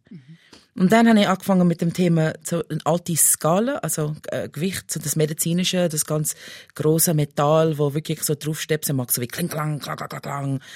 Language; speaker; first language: German; non-native, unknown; English